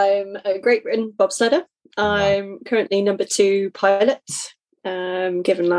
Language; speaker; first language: English; native; English